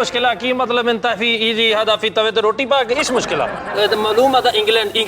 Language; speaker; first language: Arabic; non-native, learner; Punjabi